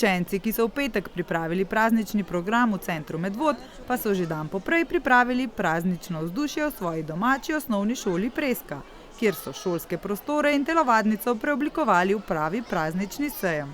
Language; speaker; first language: Slovenian; native; Slovenian